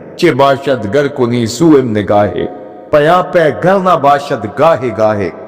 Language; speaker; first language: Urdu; non-native, local second language; Punjabi